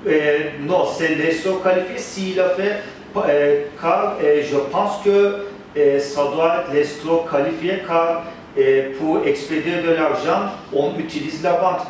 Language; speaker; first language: French; non-native, fluent; Turkish